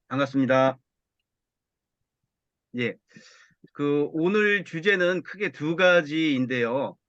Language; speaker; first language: Korean; native; Korean